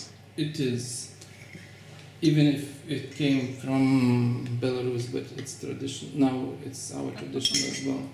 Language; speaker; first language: English; non-native, fluent; Lithuanian